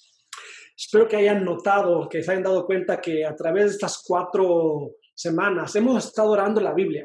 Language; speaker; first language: Spanish; native; Spanish